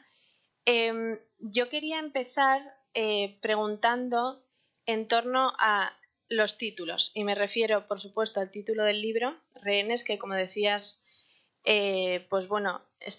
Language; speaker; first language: Spanish; native; Spanish